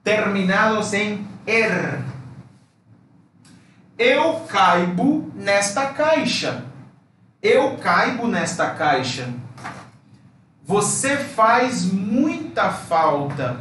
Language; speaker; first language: Portuguese; non-native, fluent; Spanish